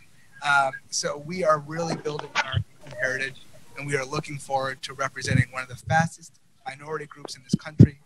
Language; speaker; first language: English; native; English